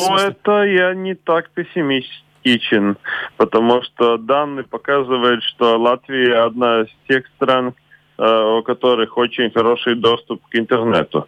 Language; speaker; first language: Russian; non-native, local second language; Latvian